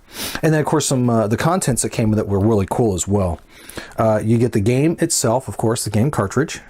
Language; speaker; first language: English; native; English